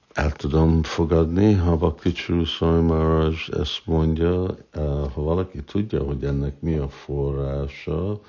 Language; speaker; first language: Hungarian; non-native, fluent; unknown